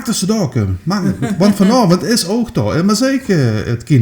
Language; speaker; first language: Dutch; native; Dutch